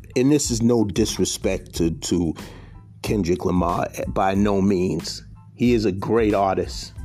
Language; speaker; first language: English; native; English